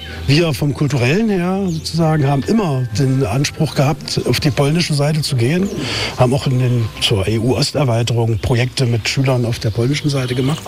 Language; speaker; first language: German; native; German